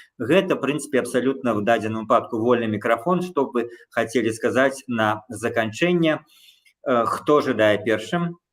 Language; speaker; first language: Belarusian; native; Belarusian